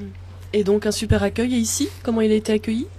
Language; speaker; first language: French; native; French